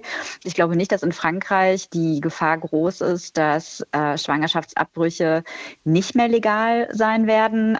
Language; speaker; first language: German; native; German